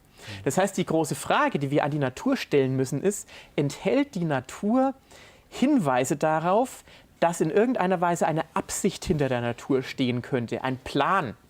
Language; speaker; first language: German; native; German